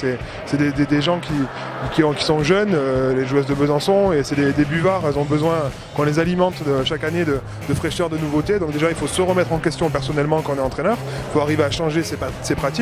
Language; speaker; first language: French; native; French